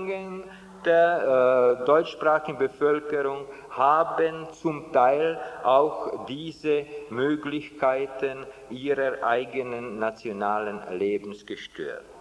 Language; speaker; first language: German; non-native, fluent; Czech